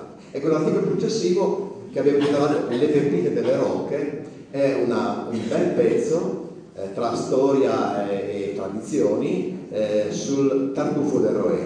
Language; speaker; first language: Italian; native; Italian